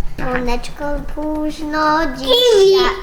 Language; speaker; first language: Polish; early bilingual, heritage; Polish